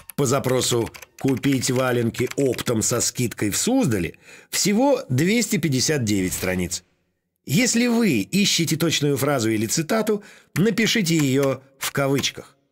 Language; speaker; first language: Russian; native; Russian